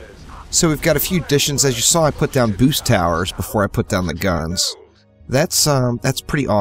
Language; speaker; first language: English; native; English